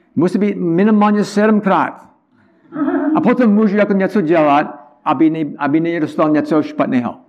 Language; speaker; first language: Czech; non-native, learner; English